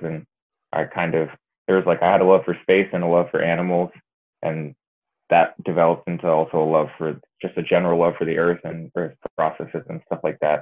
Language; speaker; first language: English; native; English